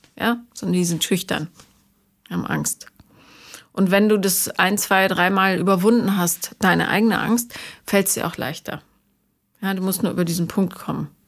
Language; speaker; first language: German; native; German